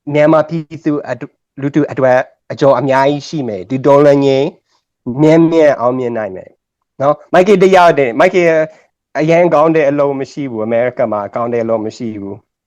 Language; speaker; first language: Burmese; non-native, learner; English